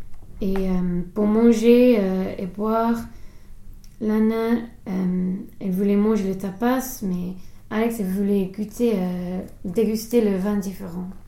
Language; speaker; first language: French; non-native, learner; English